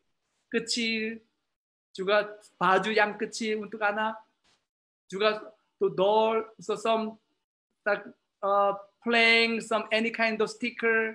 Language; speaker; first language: Indonesian; non-native, learner; Korean